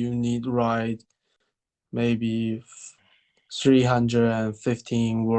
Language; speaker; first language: English; non-native, learner; Chinese